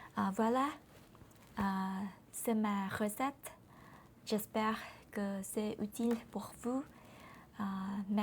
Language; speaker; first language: French; non-native, learner; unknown